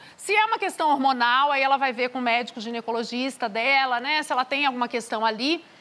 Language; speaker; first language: Portuguese; native; Portuguese